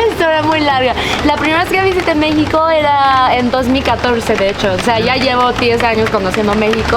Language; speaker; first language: Spanish; non-native, fluent; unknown